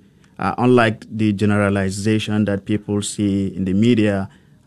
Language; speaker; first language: English; non-native, local second language; Hausa